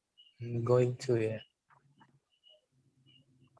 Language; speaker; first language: English; non-native, learner; Indonesian